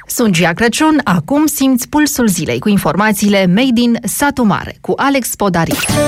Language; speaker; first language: Romanian; native; Romanian